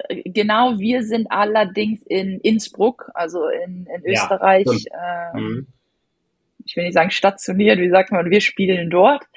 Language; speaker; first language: German; native; German